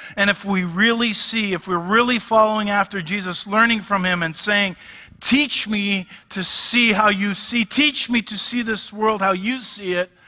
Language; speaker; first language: English; native; English